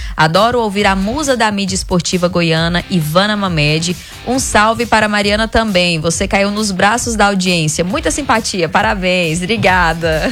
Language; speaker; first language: Portuguese; native; Portuguese